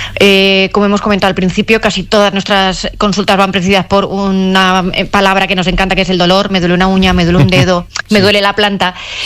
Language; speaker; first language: Spanish; native; Spanish